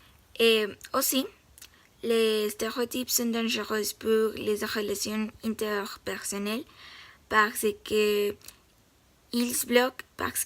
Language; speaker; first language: French; non-native, learner; Spanish